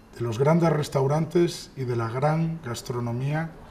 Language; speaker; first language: Spanish; native; Spanish